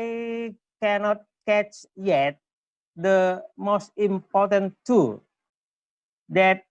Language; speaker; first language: English; non-native, local second language; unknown